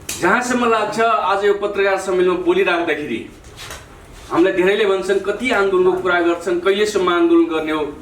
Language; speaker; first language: Nepali; non-native, local second language; Dangaura Tharu